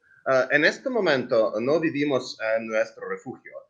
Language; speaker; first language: Spanish; non-native, learner; Ukrainian